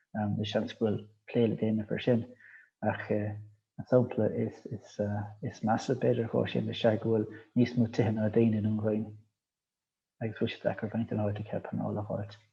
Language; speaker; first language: Irish; native; Irish